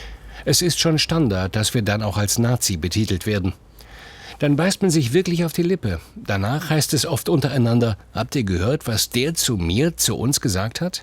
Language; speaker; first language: German; native; German